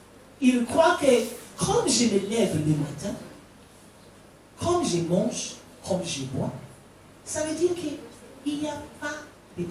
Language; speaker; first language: French; non-native, fluent; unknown